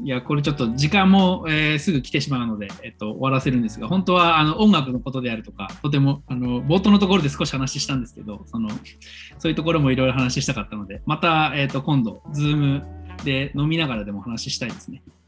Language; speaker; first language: Japanese; native; Japanese